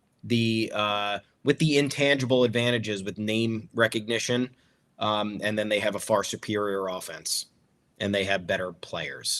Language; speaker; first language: English; native; English